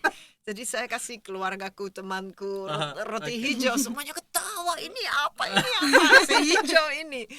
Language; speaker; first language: Indonesian; non-native, fluent; Dutch